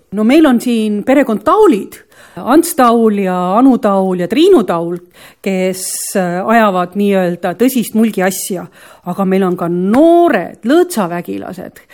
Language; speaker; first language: Estonian; native; Estonian